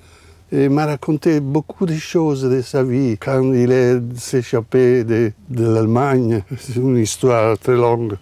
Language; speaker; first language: French; non-native, fluent; Italian